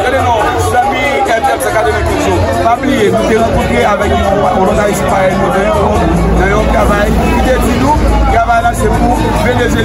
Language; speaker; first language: French; non-native, local second language; Haitian Creole